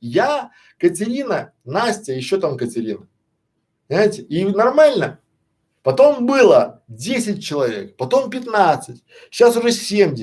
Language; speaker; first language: Russian; native; Russian